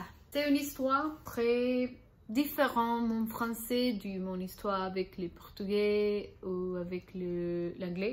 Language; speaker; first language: French; non-native, learner; Spanish